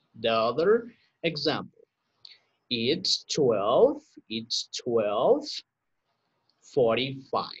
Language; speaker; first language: English; non-native, learner; Spanish